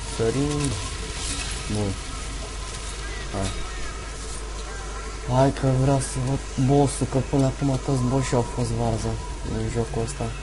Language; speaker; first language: Romanian; native; Romanian